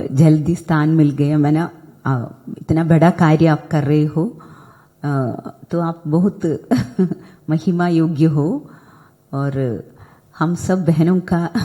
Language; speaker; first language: Hindi; non-native, local second language; Malayalam